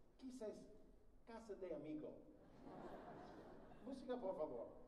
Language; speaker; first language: Spanish; non-native, learner; English